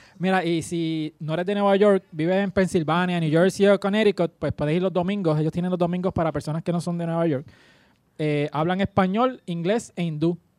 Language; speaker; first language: Spanish; native; Spanish